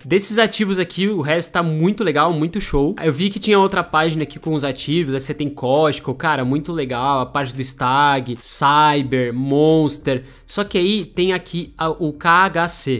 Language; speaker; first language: Portuguese; native; Portuguese